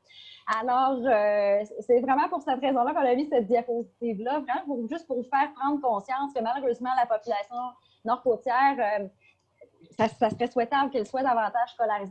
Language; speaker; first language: French; native; French